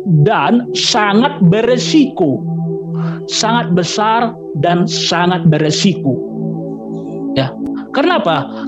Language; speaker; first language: Indonesian; native; Indonesian